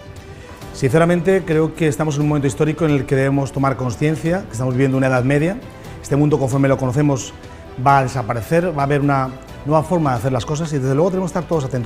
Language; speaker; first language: Spanish; native; Spanish